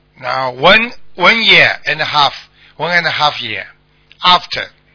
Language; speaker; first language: English; non-native, learner; Chinese